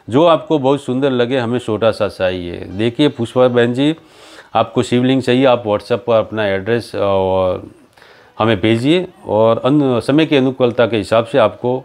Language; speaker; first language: Hindi; native; Hindi